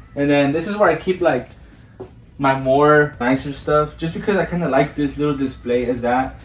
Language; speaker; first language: English; early bilingual, other home language; Spanish